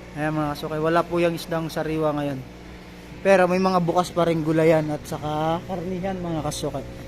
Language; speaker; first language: Filipino; native; Filipino